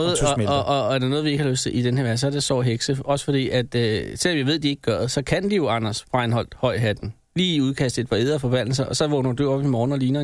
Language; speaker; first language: Danish; native; Danish